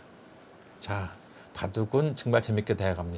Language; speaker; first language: Korean; native; Korean